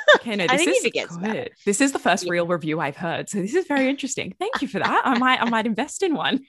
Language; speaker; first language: English; native; English